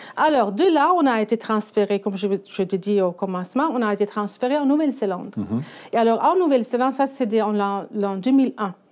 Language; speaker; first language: French; non-native, fluent; Icelandic